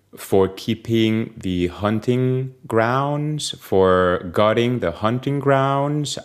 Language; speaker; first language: English; non-native, fluent; Spanish